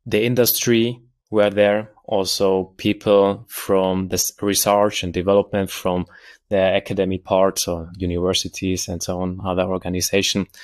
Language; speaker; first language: English; non-native, fluent; German